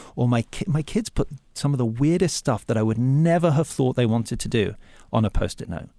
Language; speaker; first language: English; native; English